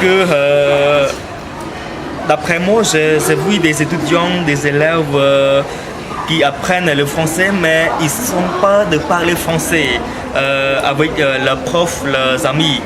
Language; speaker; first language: French; non-native, fluent; Khmer